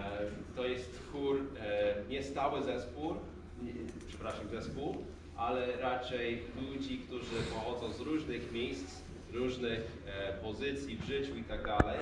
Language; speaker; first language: Polish; non-native, fluent; English